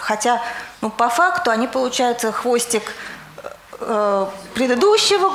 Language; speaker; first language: Russian; native; Russian